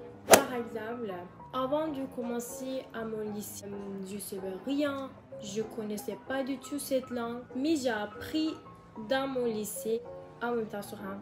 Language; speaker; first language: French; non-native, learner; Turkish